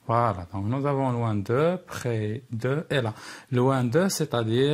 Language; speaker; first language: French; non-native, local second language; Arabic